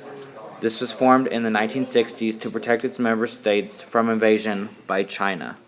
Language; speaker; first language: English; native; English